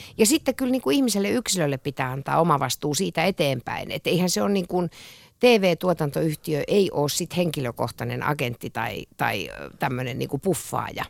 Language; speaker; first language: Finnish; native; Finnish